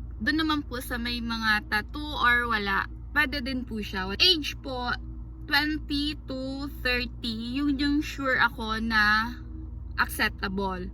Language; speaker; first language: Filipino; native; Filipino